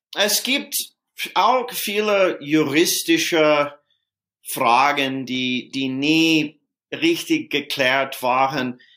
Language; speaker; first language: German; non-native, fluent; English